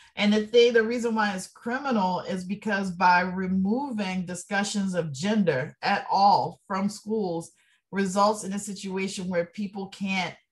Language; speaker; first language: English; native; English